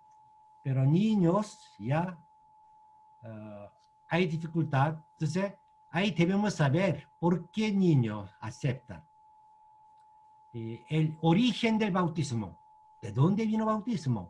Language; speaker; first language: Spanish; non-native, learner; Korean